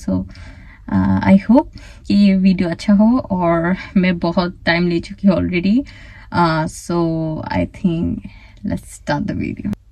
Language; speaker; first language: Hindi; non-native, fluent; Bangla